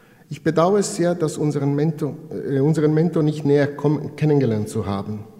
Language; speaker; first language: German; non-native, fluent; Italian